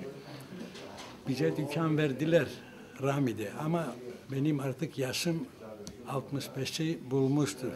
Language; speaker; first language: Turkish; non-native, local second language; Greek